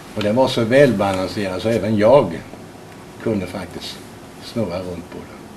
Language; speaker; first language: Swedish; native; Swedish